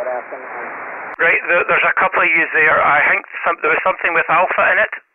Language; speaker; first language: English; native; English